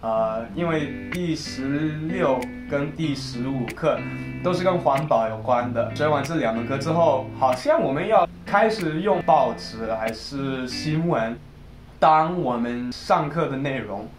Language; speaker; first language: Chinese; non-native, fluent; English